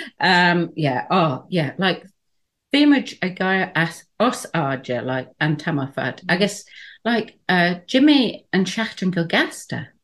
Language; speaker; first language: Irish; non-native, learner; English